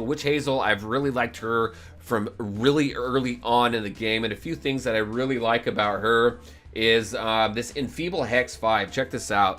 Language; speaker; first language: English; native; English